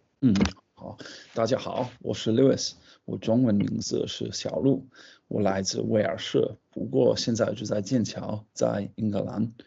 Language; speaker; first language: Chinese; non-native, fluent; English